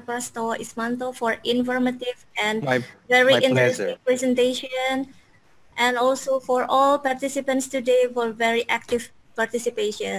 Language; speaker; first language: English; non-native, fluent; Indonesian